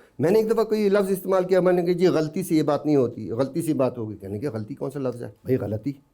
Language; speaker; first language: Urdu; non-native, local second language; Baluchi